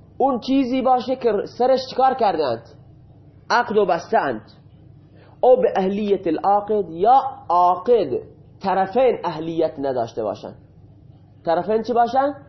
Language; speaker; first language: Persian; non-native, local second language; Baluchi